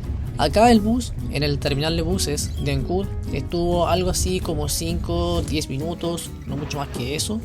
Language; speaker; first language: Spanish; native; Spanish